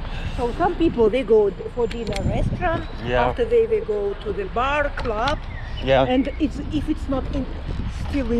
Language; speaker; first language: English; non-native, fluent; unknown